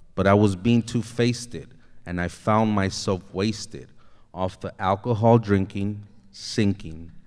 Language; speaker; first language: English; native; English